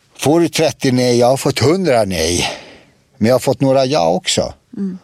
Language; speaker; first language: Swedish; early bilingual, other home language; Serbian